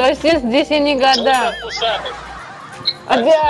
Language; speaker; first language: Indonesian; non-native, learner; Russian